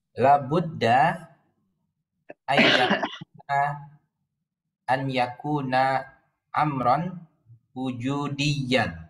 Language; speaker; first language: Arabic; non-native, learner; Indonesian